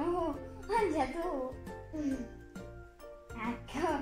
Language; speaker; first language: Italian; early bilingual, other home language; Sinhala